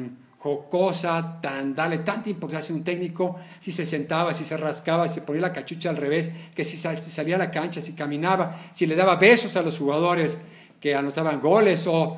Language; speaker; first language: Spanish; native; Spanish